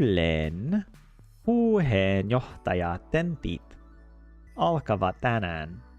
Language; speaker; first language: Finnish; non-native, learner; English